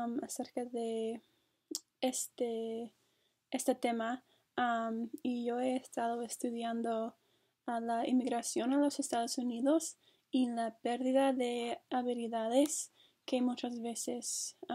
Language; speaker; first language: Spanish; non-native, fluent; English